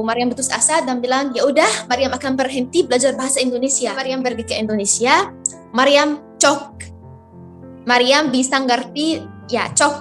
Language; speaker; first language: Indonesian; non-native, fluent; Arabic